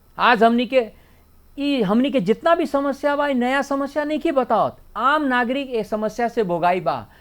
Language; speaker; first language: Bhojpuri; native; Bhojpuri